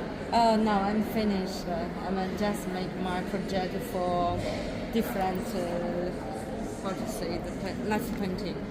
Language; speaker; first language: English; non-native, learner; Italian